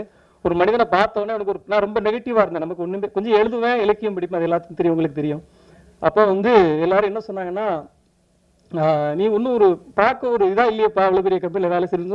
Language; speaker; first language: Tamil; native; Tamil